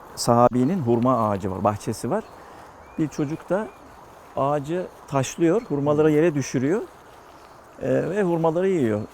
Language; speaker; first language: Turkish; native; Turkish